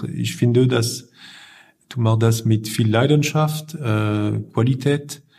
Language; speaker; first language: German; non-native, fluent; French